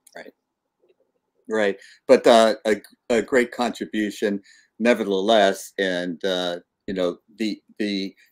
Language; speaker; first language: English; native; English